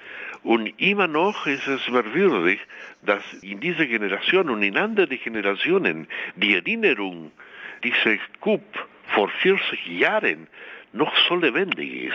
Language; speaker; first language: German; non-native, fluent; Spanish